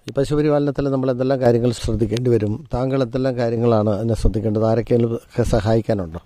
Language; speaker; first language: Malayalam; native; Malayalam